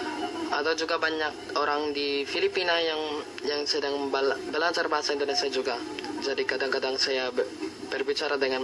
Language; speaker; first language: Indonesian; non-native, learner; Filipino